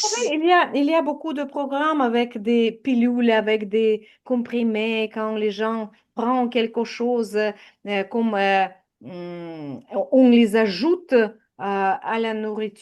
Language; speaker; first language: French; non-native, fluent; Ukrainian